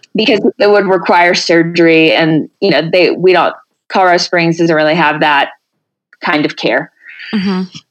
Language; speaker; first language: English; native; English